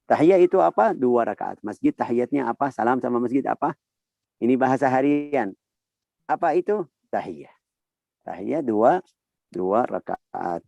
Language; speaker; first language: Indonesian; non-native, fluent; Arabic